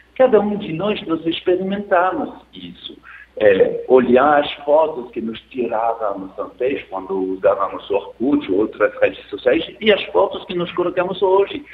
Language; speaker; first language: Portuguese; non-native, fluent; French